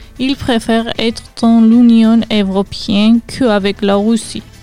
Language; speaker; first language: French; non-native, learner; Georgian